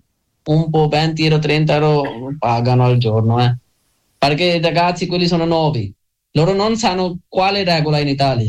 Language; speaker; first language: Italian; non-native, learner; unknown